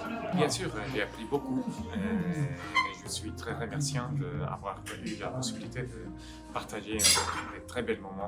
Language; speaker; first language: French; non-native, fluent; Spanish